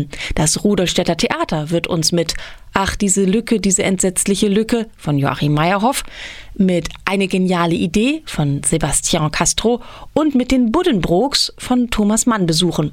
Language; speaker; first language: German; native; German